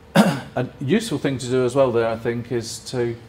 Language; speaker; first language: English; native; English